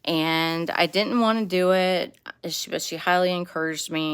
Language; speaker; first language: English; native; English